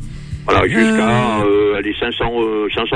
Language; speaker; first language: French; native; French